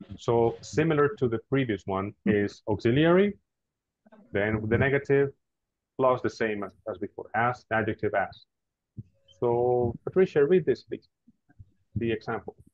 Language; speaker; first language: English; non-native, fluent; Spanish